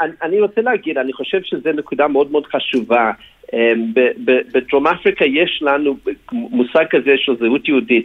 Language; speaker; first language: Hebrew; non-native, fluent; English